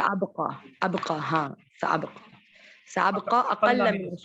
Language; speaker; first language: Arabic; non-native, learner; Urdu